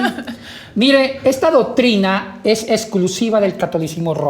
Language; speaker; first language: Spanish; native; Spanish